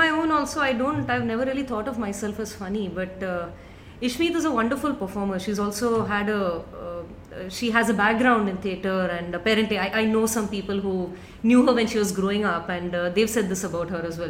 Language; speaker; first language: English; non-native, local second language; Tamil